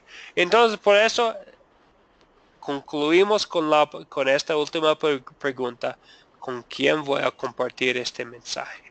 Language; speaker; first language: Spanish; non-native, fluent; English